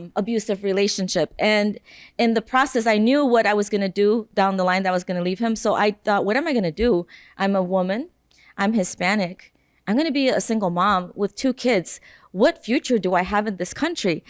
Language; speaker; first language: English; native; English